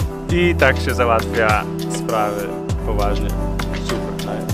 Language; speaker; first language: Polish; early bilingual, heritage; Polish